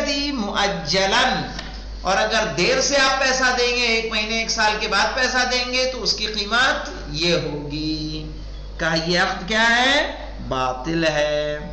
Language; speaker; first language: Urdu; native; Urdu